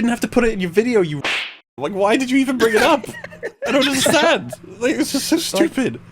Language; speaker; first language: English; native; English